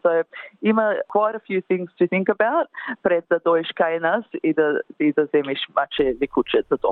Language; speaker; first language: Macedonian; early bilingual, heritage; English